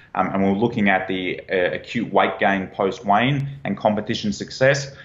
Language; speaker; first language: English; native; English